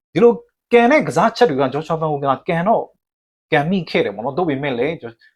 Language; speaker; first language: Burmese; native; Burmese